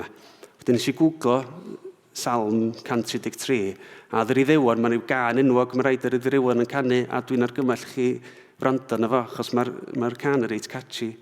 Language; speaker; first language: Welsh; native; Welsh